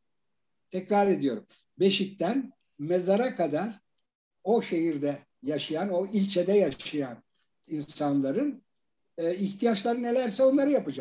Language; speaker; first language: Turkish; native; Turkish